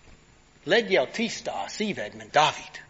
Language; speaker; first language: Hungarian; non-native, fluent; English